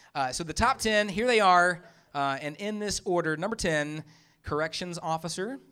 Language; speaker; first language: English; native; English